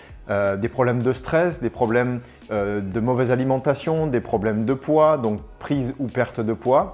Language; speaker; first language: French; native; French